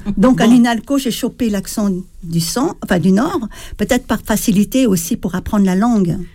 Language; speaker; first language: French; early bilingual, other home language; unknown